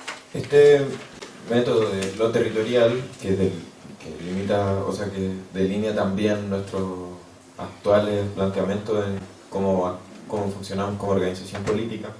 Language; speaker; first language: Spanish; native; Spanish